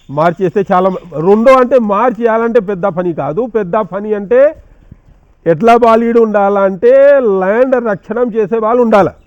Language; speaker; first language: Telugu; non-native, local second language; Hindi